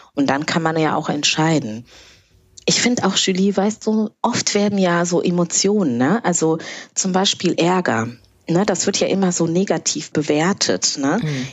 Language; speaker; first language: German; early bilingual, other home language; Kinyarwanda